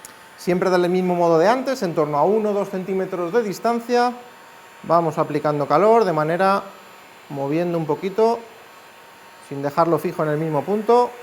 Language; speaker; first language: Spanish; native; Spanish